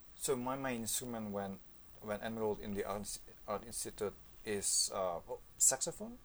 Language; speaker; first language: English; non-native, fluent; Indonesian